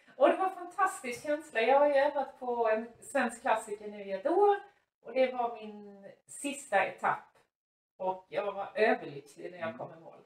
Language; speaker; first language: Swedish; native; Swedish